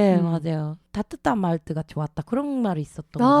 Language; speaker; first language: Korean; early bilingual, heritage; Japanese